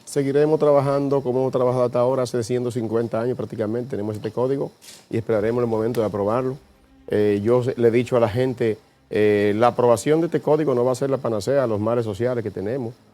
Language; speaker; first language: Spanish; native; Spanish